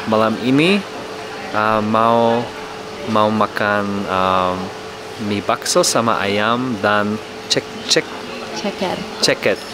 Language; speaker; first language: Indonesian; non-native, learner; German